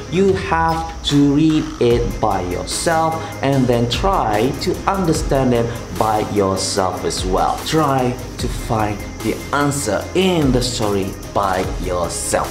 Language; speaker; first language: English; non-native, local second language; Malay